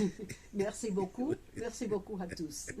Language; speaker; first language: French; non-native, fluent; Spanish